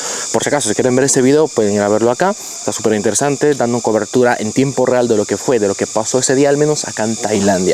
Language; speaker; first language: Spanish; native; Spanish